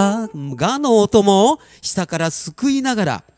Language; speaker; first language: Japanese; native; Japanese